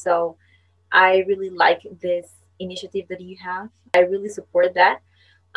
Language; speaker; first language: English; non-native, fluent; Spanish